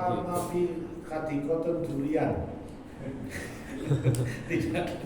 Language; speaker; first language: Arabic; non-native, learner; Indonesian